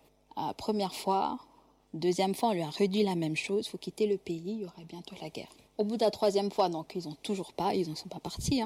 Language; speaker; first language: French; non-native, local second language; Kinyarwanda